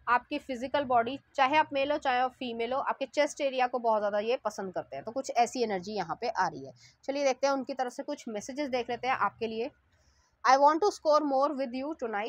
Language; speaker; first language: Hindi; native; Hindi